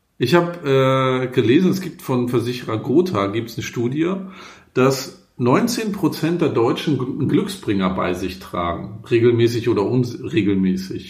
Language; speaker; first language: German; native; German